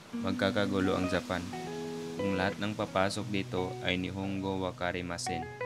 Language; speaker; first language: Filipino; native; Filipino